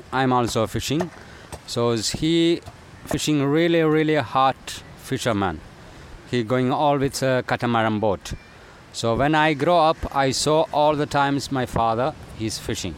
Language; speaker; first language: English; non-native, local second language; Malayalam